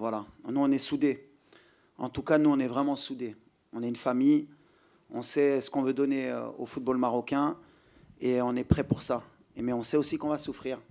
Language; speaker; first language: French; native; French